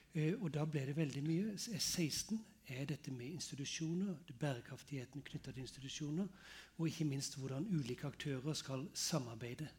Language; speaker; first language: Norwegian; native; Norwegian